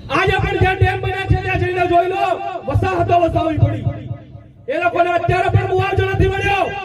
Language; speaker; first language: Gujarati; non-native, local second language; Bhili